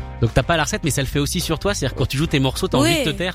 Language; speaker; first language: French; native; French